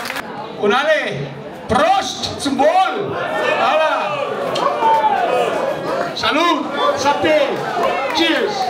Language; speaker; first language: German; non-native, fluent; Spanish